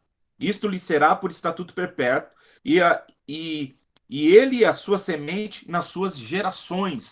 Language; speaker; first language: Portuguese; native; Portuguese